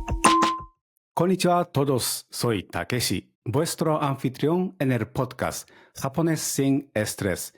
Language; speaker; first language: Spanish; non-native, fluent; Japanese